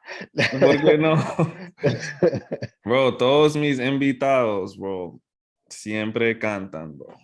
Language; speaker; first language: Spanish; non-native, fluent; English